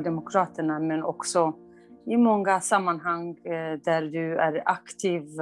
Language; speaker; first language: Swedish; non-native, fluent; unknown